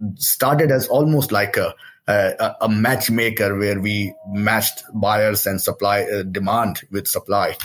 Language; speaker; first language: English; non-native, local second language; Hindi